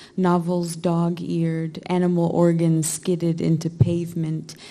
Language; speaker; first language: English; native; English